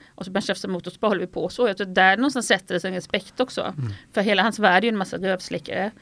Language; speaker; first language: Swedish; native; Swedish